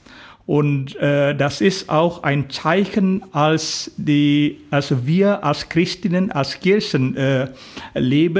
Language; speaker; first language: German; non-native, fluent; Indonesian